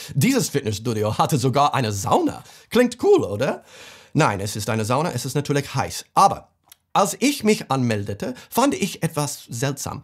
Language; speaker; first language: German; non-native, fluent; English